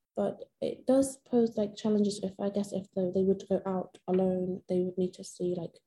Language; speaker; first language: English; non-native, fluent; Persian